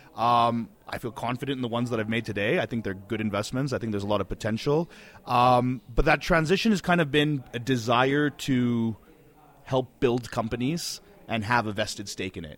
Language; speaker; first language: English; native; English